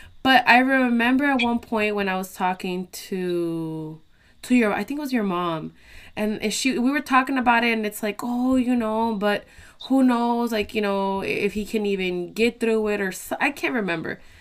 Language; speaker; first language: English; early bilingual, other home language; Spanish